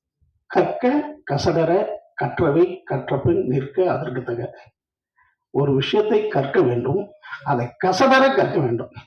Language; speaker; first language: Tamil; native; Tamil